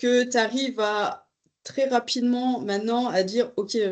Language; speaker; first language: French; native; French